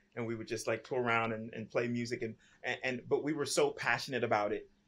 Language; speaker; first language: English; native; English